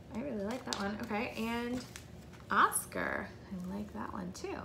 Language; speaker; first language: English; native; English